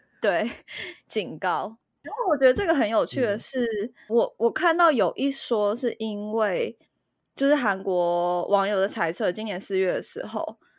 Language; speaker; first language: Chinese; native; Chinese